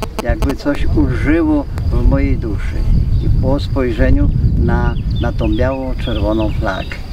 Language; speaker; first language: Polish; native; Polish